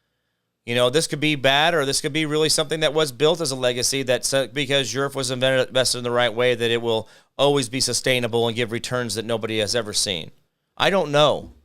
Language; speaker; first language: English; native; English